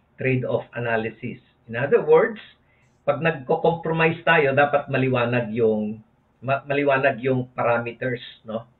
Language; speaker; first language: Filipino; native; Filipino